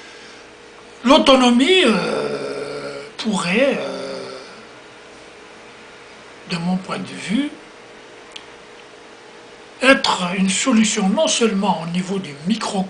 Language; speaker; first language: French; non-native, local second language; Kabyle